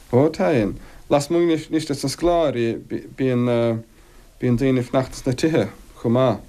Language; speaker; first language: Irish; native; Irish